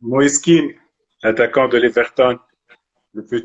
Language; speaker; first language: French; non-native, local second language; Arabic